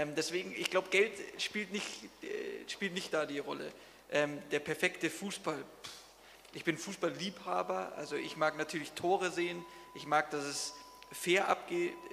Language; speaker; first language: German; native; German